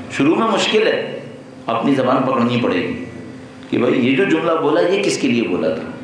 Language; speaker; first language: Urdu; native; Urdu